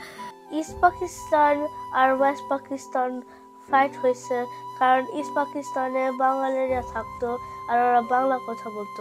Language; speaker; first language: Bangla; early bilingual, heritage; Bangla